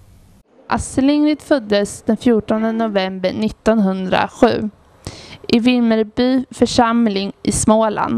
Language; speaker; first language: Swedish; native; Swedish